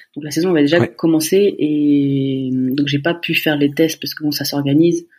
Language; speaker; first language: French; native; French